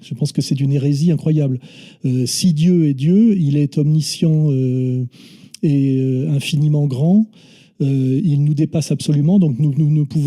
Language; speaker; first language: French; native; French